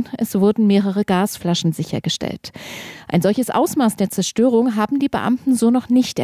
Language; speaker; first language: German; native; German